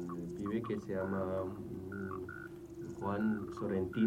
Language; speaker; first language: Spanish; non-native, fluent; German